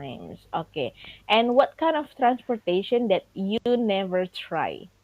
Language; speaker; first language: English; non-native, fluent; Indonesian